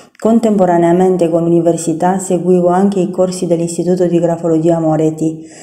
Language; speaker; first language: Italian; non-native, fluent; Romanian